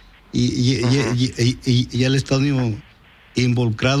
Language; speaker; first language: Spanish; native; Spanish